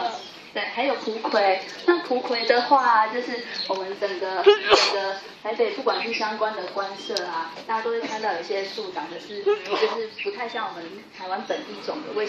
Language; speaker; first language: Chinese; native; Chinese